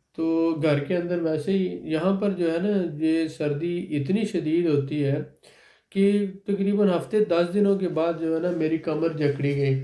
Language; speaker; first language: Urdu; non-native, local second language; Punjabi